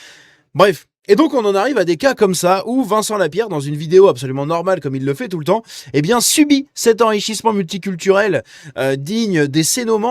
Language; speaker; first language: French; native; French